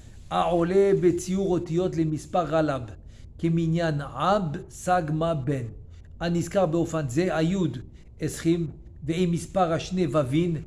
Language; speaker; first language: Hebrew; non-native, fluent; French